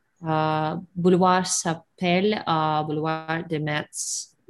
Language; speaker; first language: French; non-native, learner; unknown